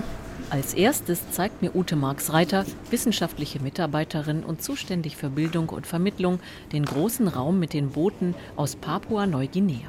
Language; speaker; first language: German; native; German